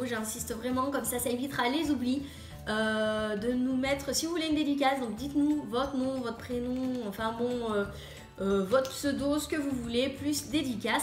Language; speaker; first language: French; native; French